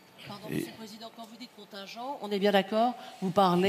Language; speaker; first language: French; early bilingual, heritage; French